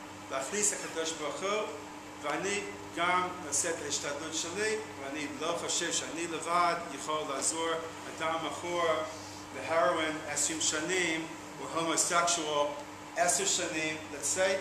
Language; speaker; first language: Hebrew; non-native, fluent; English